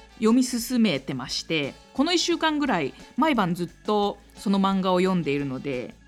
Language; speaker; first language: Japanese; native; Japanese